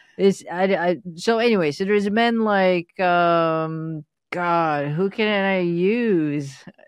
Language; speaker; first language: English; non-native, fluent; Persian